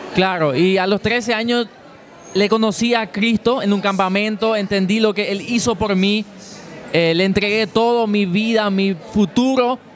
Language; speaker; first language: Spanish; native; Spanish